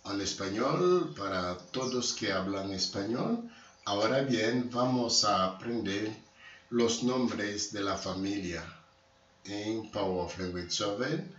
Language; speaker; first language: Spanish; non-native, learner; Haitian Creole